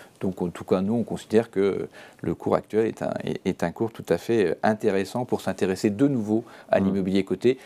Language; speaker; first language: French; native; French